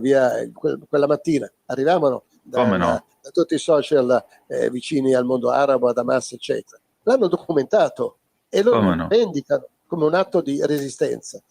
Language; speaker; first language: Italian; native; Italian